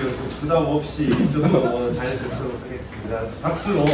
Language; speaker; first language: Korean; native; Korean